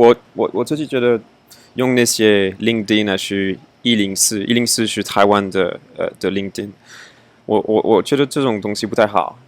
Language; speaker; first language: Chinese; non-native, fluent; French